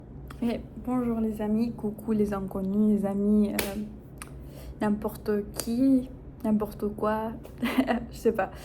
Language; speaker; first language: French; non-native, fluent; Spanish